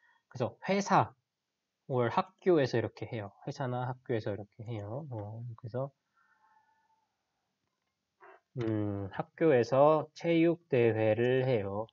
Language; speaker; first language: Korean; native; Korean